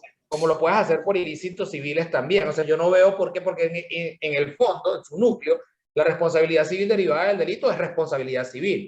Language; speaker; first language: Spanish; native; Spanish